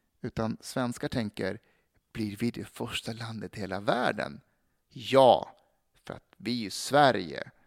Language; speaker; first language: Swedish; early bilingual, other home language; Persian